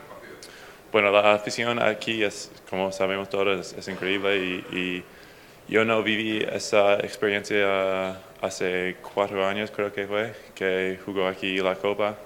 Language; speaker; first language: Spanish; non-native, fluent; English